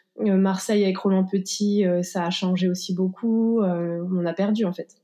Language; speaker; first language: French; native; French